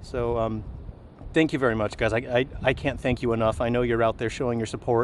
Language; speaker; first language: English; native; English